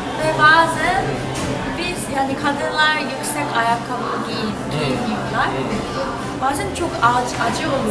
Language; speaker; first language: Turkish; non-native, learner; Korean